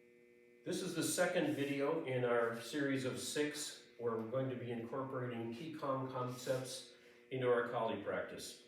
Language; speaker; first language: English; native; English